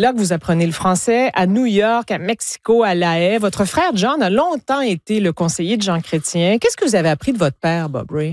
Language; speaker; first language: French; native; French